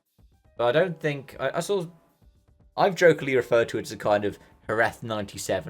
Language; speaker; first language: English; native; English